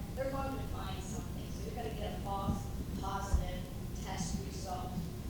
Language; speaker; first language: English; early bilingual, other home language; Italian